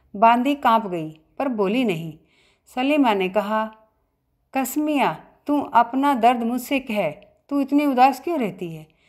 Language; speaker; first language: Hindi; native; Hindi